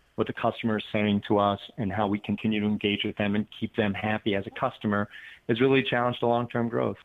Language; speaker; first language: English; native; English